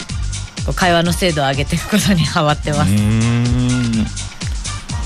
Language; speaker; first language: Japanese; native; Japanese